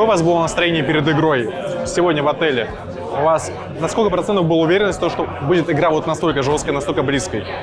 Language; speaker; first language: Russian; native; Russian